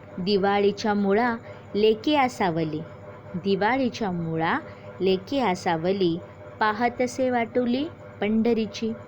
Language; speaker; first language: Hindi; non-native, local second language; Marathi